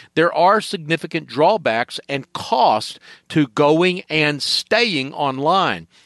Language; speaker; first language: English; native; English